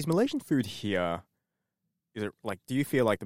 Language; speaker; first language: English; native; English